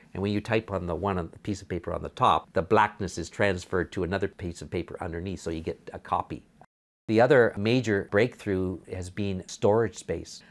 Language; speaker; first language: English; native; English